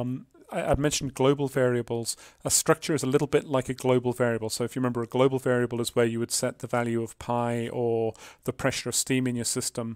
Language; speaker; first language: English; native; English